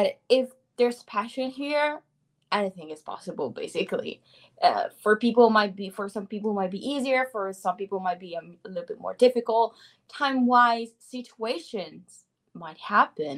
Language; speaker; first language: English; non-native, fluent; Italian